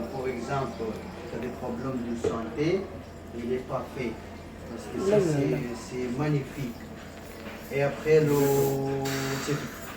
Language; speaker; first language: French; non-native, learner; Pashto